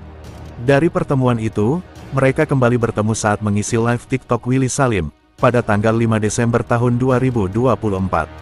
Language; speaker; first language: Indonesian; native; Indonesian